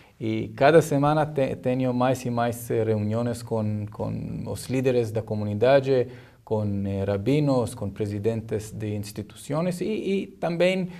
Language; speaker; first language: Portuguese; non-native, learner; Hebrew